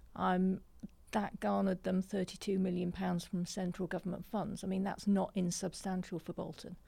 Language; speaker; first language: English; native; English